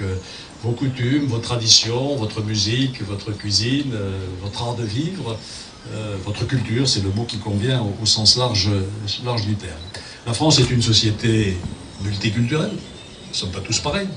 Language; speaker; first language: French; native; French